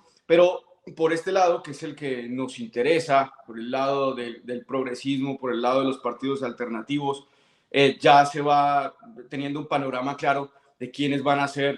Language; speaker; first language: Spanish; native; Spanish